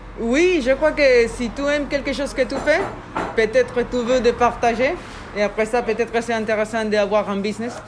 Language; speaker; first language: French; non-native, learner; Spanish